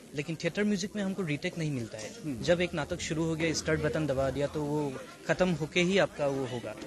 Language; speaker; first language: Hindi; non-native, local second language; Assamese